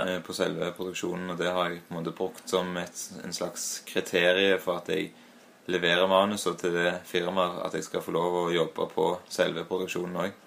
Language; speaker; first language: Norwegian; native; Norwegian